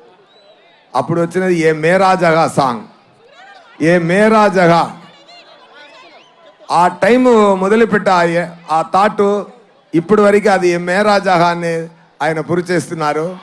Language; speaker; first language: Telugu; non-native, learner; Tamil